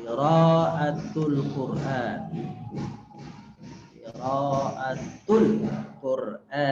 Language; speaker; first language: Arabic; non-native, fluent; Indonesian